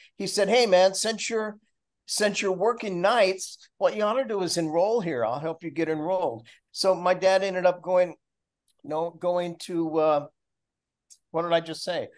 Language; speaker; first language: English; native; English